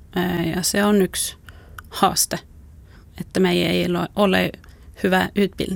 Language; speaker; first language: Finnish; non-native, local second language; Swedish